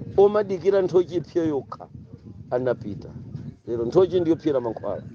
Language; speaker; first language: Nyanja; non-native, local second language; Tumbuka